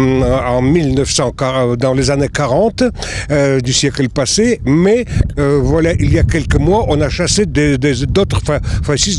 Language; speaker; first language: French; non-native, fluent; Russian